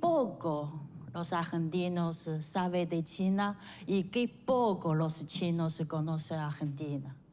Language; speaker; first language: Spanish; non-native, fluent; Chinese